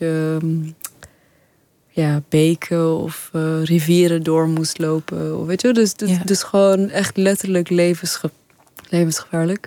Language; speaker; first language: Dutch; early bilingual, other home language; Persian